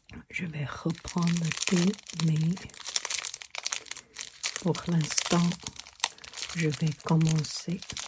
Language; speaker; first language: French; non-native, learner; Chinese